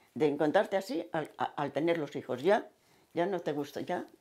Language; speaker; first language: Spanish; native; Spanish